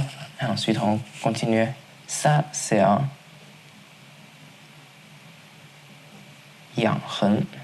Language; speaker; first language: French; non-native, learner; Chinese